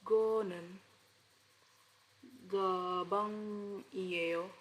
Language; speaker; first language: Korean; non-native, learner; Indonesian